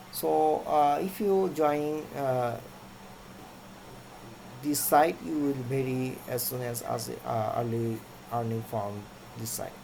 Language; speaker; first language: English; non-native, local second language; Bangla